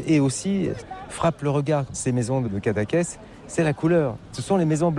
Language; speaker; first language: French; native; French